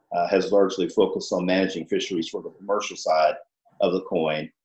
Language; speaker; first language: English; native; English